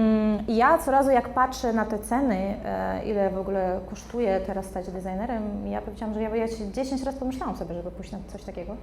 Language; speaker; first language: Polish; non-native, fluent; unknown